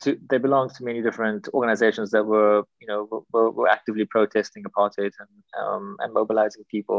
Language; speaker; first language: English; native; English